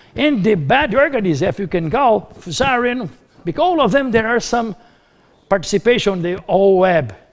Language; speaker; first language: English; non-native, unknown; Portuguese